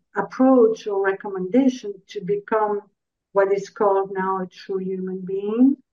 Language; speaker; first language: English; non-native, fluent; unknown